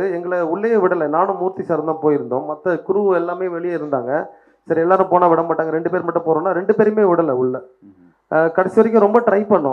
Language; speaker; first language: Tamil; native; Tamil